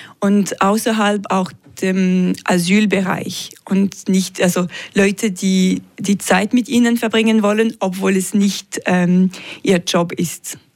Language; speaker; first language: German; non-native, local second language; French